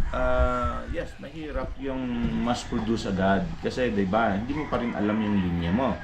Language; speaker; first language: Filipino; non-native, local second language; Hiligaynon